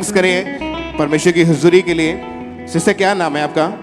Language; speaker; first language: Hindi; native; Hindi